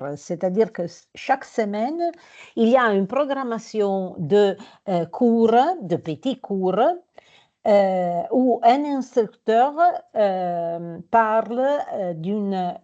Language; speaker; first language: French; non-native, fluent; Italian